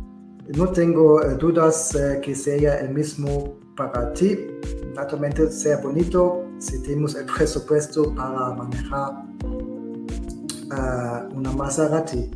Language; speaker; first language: Spanish; non-native, fluent; German